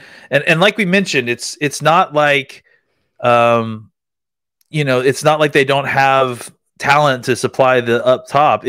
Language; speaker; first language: English; native; English